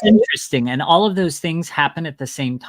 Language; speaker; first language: English; native; English